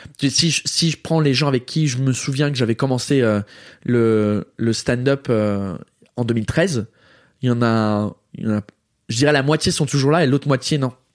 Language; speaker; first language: French; early bilingual, heritage; English